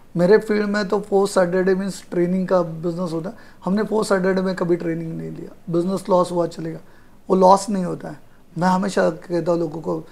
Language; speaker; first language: Hindi; non-native, local second language; Marathi